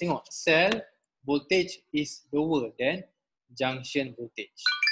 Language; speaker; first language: English; non-native, local second language; Malay